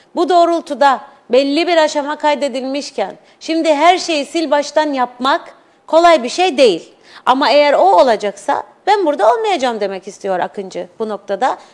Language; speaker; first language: Turkish; native; Turkish